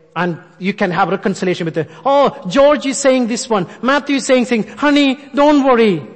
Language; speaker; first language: English; non-native, local second language; Malayalam